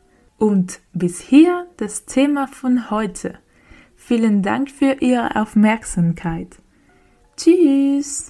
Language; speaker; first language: German; non-native, learner; Spanish